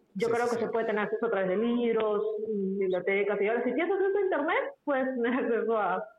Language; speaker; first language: Spanish; native; Spanish